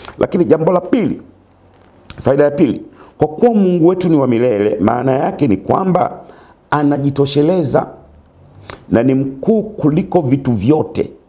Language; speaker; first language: Swahili; native; Swahili